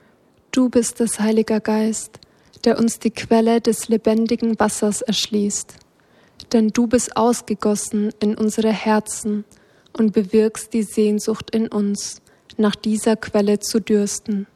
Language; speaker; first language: German; native; German